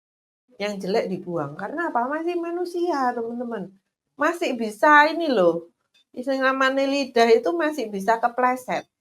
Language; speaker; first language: Indonesian; native; Indonesian